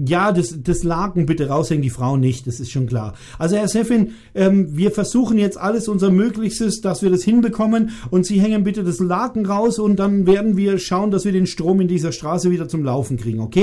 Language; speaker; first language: German; native; German